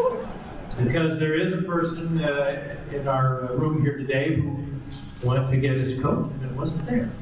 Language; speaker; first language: English; native; English